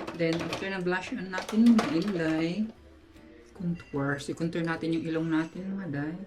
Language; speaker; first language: Filipino; non-native, local second language; Cebuano